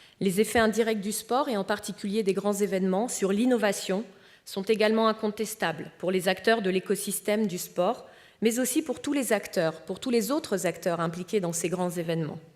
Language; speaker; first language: French; early bilingual, other home language; Romanian